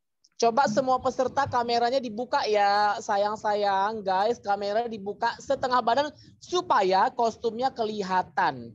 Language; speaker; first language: Indonesian; native; Indonesian